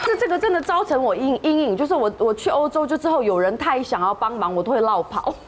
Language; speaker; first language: Chinese; native; Chinese